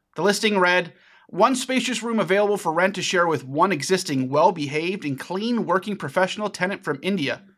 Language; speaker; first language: English; native; English